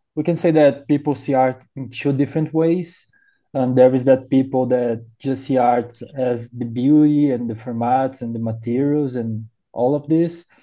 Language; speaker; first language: English; non-native, learner; Portuguese